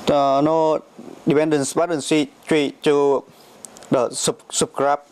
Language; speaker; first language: Japanese; non-native, learner; Vietnamese